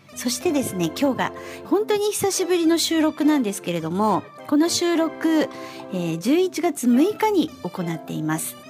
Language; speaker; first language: Japanese; native; Japanese